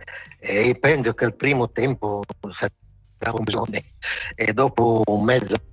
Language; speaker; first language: Italian; non-native, local second language; Romansh